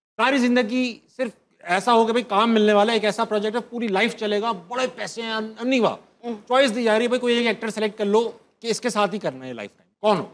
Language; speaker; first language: Urdu; native; Urdu